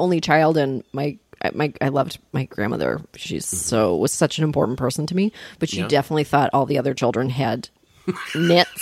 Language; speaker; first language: English; native; English